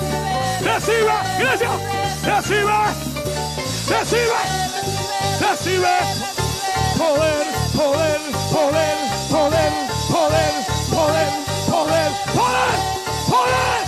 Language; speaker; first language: Spanish; native; Spanish